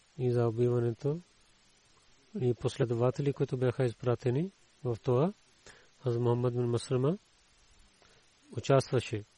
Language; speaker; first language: Bulgarian; non-native, learner; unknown